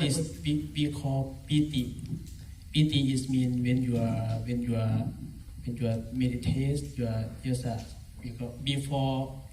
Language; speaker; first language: English; non-native, learner; Thai